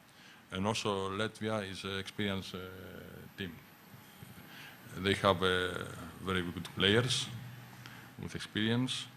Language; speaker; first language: English; non-native, learner; Greek